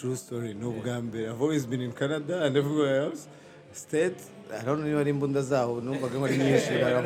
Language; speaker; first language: English; non-native, local second language; Kinyarwanda